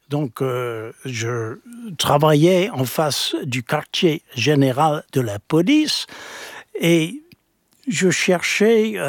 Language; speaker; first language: French; non-native, fluent; English